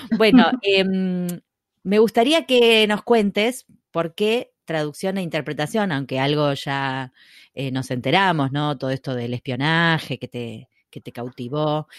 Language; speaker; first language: Spanish; native; Spanish